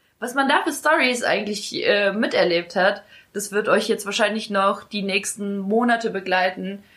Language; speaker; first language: German; early bilingual, other home language; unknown